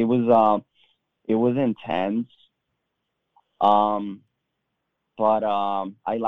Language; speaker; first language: English; non-native, fluent; Spanish